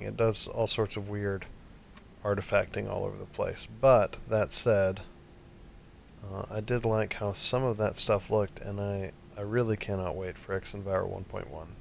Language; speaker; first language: English; native; English